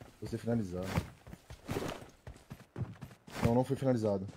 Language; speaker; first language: Portuguese; native; Portuguese